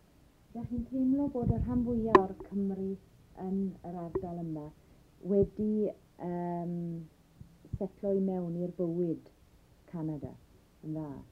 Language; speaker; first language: Welsh; native; Welsh